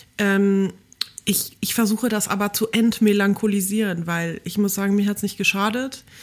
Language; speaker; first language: German; early bilingual, other home language; Polish